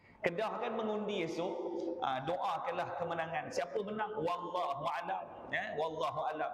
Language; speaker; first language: Malay; native; Malay